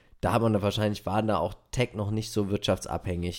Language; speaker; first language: German; native; German